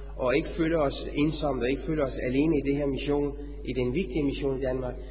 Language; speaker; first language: Danish; non-native, fluent; Persian